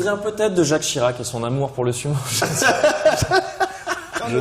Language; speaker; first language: French; native; French